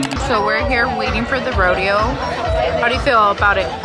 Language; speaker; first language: English; early bilingual, other home language; Spanish